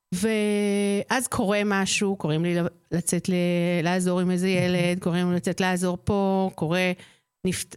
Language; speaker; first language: Hebrew; native; Hebrew